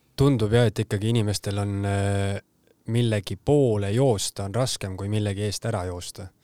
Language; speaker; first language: Estonian; native; Estonian